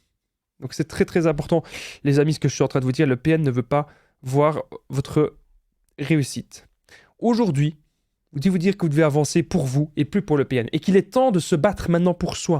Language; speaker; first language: French; native; French